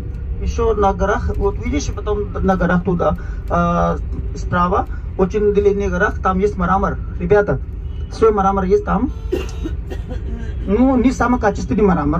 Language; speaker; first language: Russian; non-native, local second language; Hindi